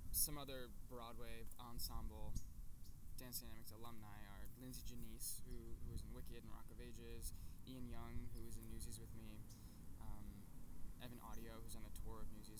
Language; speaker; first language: English; native; English